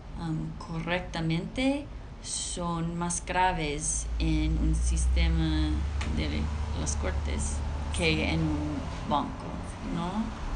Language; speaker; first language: Spanish; non-native, learner; English